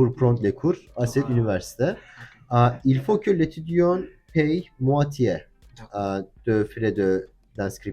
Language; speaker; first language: French; non-native, learner; Turkish